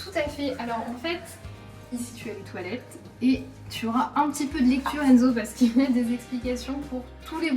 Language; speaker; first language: French; native; French